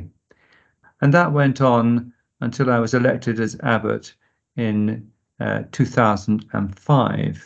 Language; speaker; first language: English; native; English